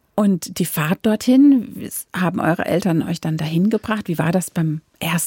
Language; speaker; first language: German; native; German